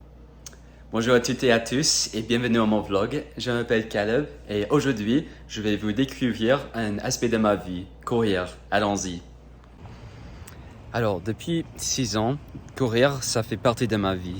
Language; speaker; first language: French; non-native, fluent; English